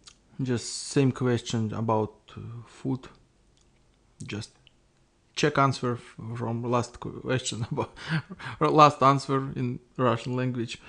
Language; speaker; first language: English; non-native, learner; Russian